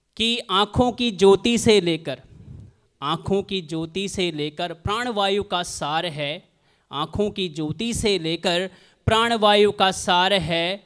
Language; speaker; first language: Hindi; native; Hindi